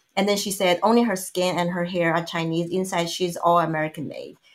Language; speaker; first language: English; non-native, fluent; Chinese